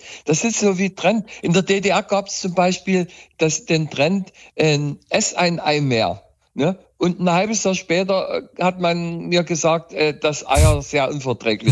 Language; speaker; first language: German; native; German